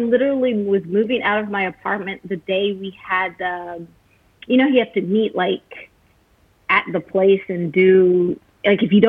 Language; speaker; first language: English; native; English